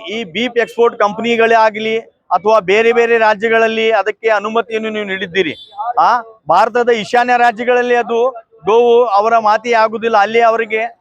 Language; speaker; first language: Kannada; non-native, local second language; Urdu